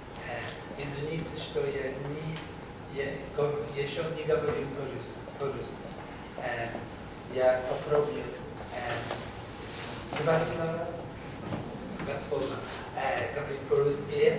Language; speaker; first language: Russian; non-native, learner; English